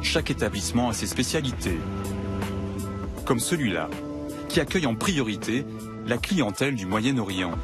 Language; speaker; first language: French; native; French